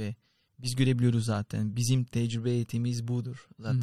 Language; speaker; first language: Turkish; non-native, fluent; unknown